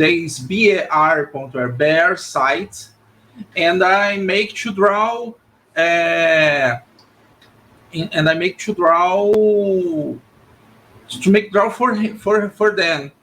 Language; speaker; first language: English; non-native, learner; Portuguese